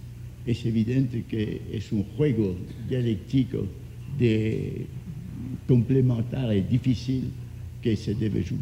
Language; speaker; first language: Spanish; non-native, fluent; French